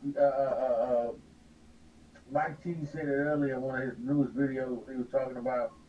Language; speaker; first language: English; native; English